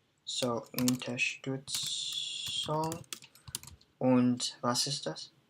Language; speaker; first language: German; non-native, learner; English